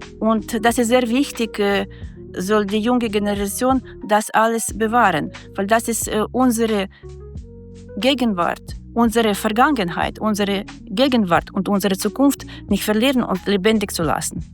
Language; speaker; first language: German; non-native, learner; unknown